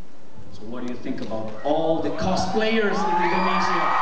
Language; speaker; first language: English; non-native, fluent; Indonesian